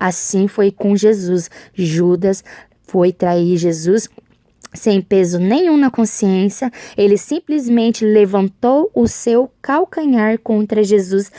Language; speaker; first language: Portuguese; native; Portuguese